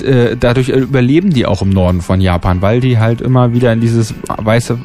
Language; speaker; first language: German; native; German